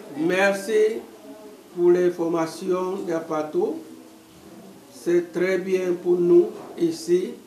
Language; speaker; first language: French; non-native, learner; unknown